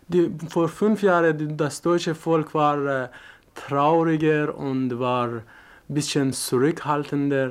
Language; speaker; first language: German; non-native, fluent; Persian